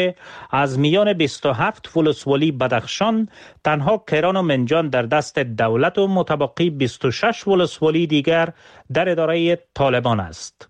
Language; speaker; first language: Persian; native; Persian